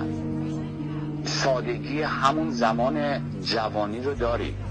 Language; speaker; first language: Persian; native; Persian